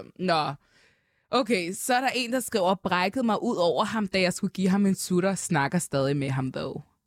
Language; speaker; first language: Danish; native; Danish